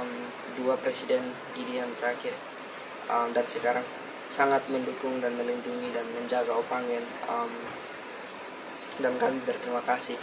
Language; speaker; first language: Indonesian; early bilingual, other home language; English